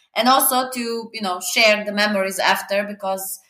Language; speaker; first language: English; non-native, fluent; Serbian